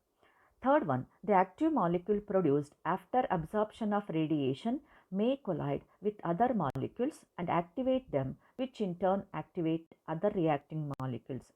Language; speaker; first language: English; non-native, local second language; Kannada